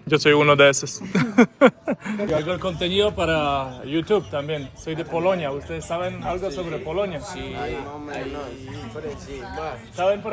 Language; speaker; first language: Spanish; non-native, fluent; Polish